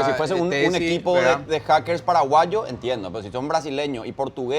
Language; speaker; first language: Spanish; native; Spanish